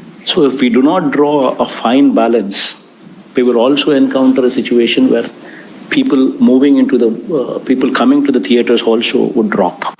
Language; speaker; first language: English; non-native, local second language; Telugu